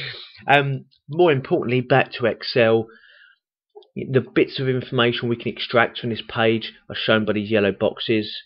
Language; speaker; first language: English; native; English